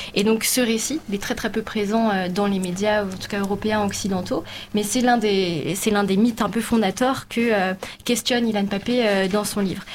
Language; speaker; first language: French; native; French